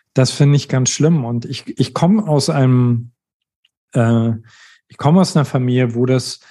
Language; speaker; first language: German; native; German